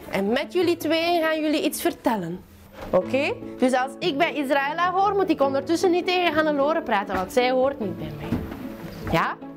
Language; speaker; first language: Dutch; native; Dutch